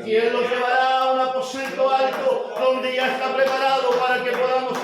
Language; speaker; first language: Spanish; native; Spanish